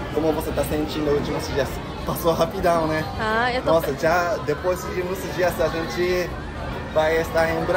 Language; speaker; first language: Portuguese; non-native, fluent; Japanese